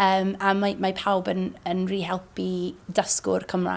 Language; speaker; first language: Welsh; non-native, learner; English